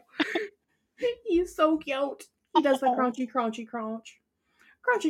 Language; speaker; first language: English; non-native, local second language; Irish